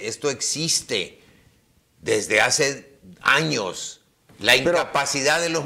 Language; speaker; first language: Spanish; native; Spanish